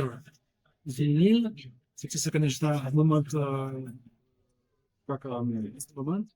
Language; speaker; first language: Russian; non-native, learner; French